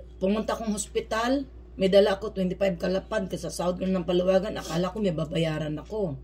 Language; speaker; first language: Filipino; native; Filipino